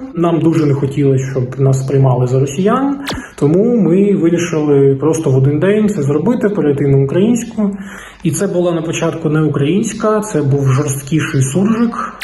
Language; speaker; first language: Ukrainian; non-native, local second language; Russian